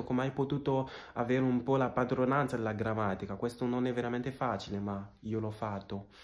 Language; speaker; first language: Italian; non-native, fluent; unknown